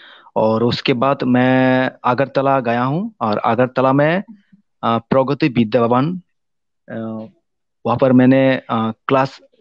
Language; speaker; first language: Hindi; non-native, local second language; Kok Borok